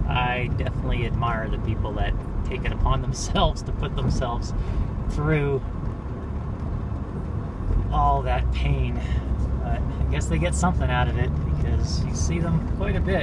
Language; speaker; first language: English; native; English